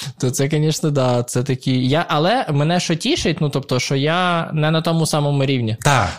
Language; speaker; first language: Ukrainian; native; Ukrainian